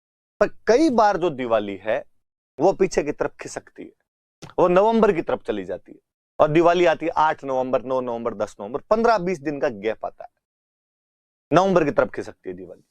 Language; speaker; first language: Hindi; native; Hindi